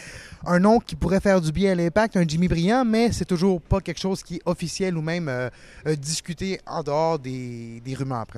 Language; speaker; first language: French; native; French